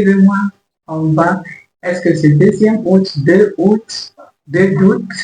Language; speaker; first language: French; non-native, learner; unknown